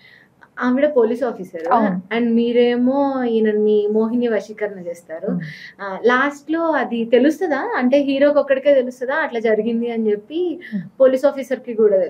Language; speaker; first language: Telugu; native; Telugu